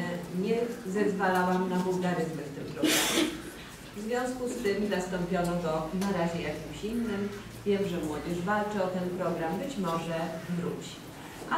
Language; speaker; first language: Polish; native; Polish